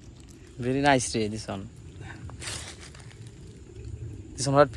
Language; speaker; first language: English; non-native, learner; Bangla